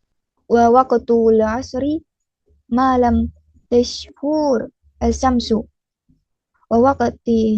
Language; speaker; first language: Arabic; non-native, learner; Indonesian